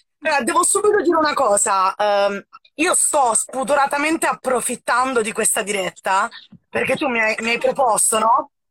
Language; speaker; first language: Italian; native; Italian